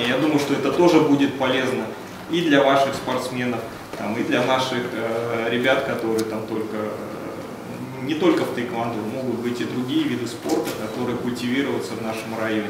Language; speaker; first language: Russian; native; Russian